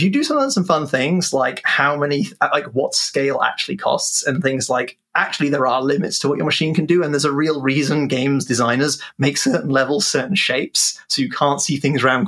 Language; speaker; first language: English; native; English